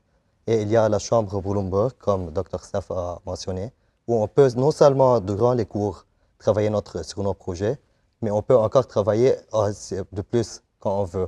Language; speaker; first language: French; non-native, fluent; Arabic